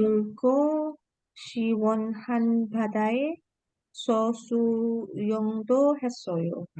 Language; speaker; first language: Korean; non-native, learner; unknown